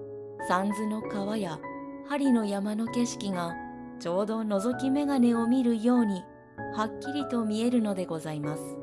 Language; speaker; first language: Japanese; native; Japanese